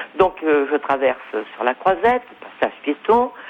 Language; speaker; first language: French; native; French